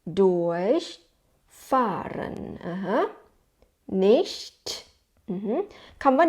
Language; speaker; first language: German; non-native, fluent; Thai